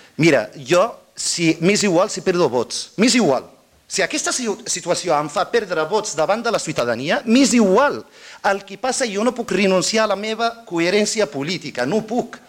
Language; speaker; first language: Catalan; non-native, fluent; Arabic